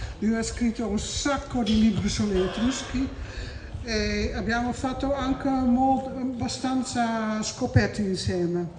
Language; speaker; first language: Italian; non-native, fluent; Dutch